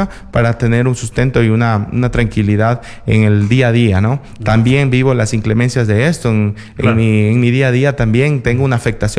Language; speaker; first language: Spanish; native; Spanish